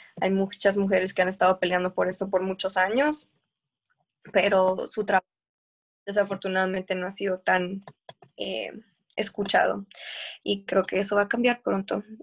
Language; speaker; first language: Spanish; early bilingual, heritage; Spanish